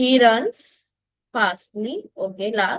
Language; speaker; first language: English; non-native, local second language; Hindi